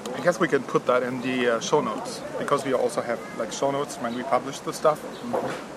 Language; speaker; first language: English; non-native, fluent; German